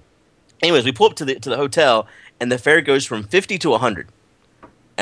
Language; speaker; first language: English; native; English